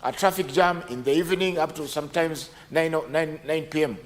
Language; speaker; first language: English; non-native, local second language; Swahili